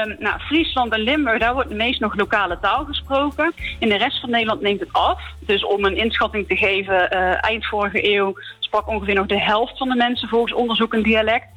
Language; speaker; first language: Dutch; native; Dutch